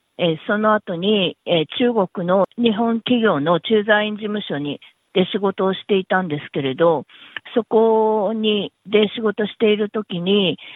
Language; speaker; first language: Japanese; native; Japanese